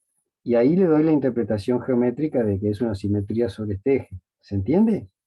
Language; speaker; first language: Spanish; native; Spanish